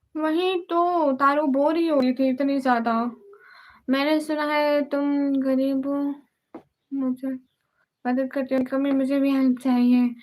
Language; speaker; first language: Urdu; non-native, local second language; Punjabi